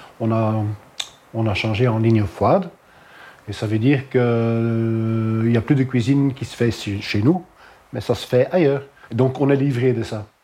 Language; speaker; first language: French; non-native, local second language; Dutch